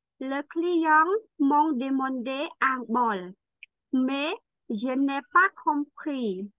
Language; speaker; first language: French; non-native, learner; Khmer